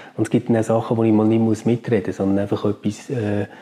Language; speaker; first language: German; native; German